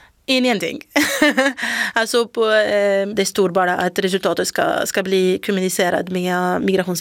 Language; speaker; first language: Swedish; non-native, fluent; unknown